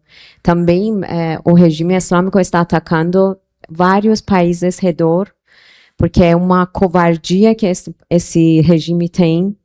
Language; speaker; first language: Portuguese; non-native, local second language; Persian